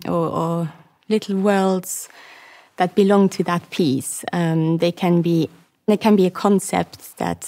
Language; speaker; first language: English; non-native, fluent; Luxembourgish